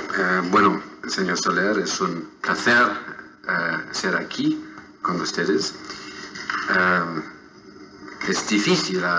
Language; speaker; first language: Spanish; non-native, fluent; English